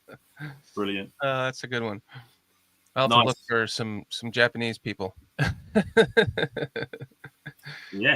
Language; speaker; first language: English; native; English